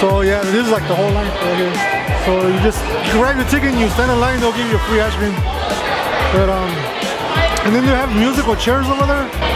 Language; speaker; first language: English; early bilingual, other home language; Spanish